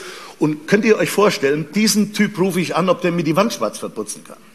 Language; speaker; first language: German; native; German